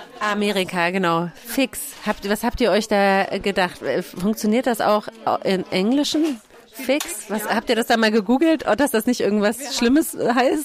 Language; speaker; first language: German; native; German